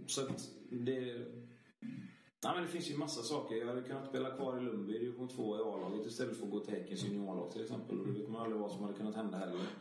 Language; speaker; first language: Swedish; native; Swedish